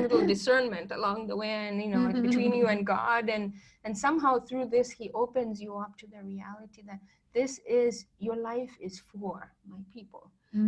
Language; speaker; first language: English; non-native, local second language; Kikuyu